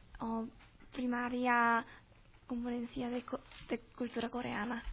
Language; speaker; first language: Spanish; non-native, learner; Korean